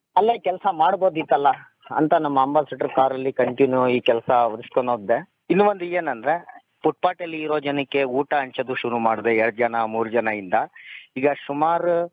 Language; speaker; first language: Kannada; non-native, local second language; Urdu